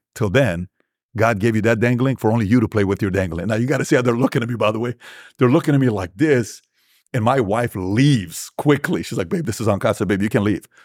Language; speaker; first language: English; early bilingual, other home language; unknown